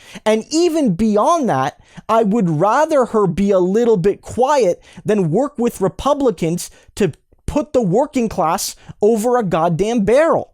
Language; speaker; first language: English; native; English